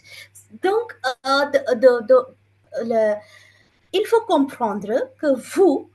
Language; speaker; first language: French; non-native, fluent; Bangla